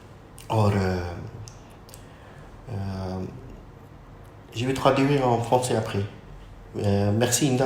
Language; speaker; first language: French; non-native, fluent; Urdu